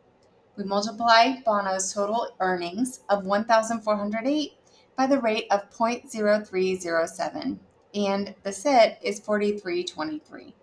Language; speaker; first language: English; native; English